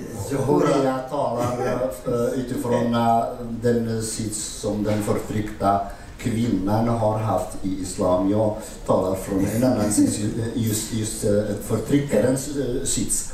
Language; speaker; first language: Swedish; non-native, fluent; Arabic